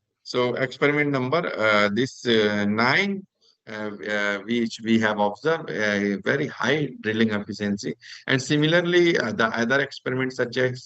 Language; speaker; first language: English; non-native, local second language; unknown